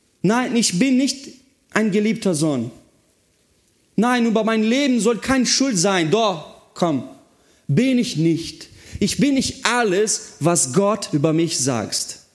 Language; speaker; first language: German; non-native, fluent; Portuguese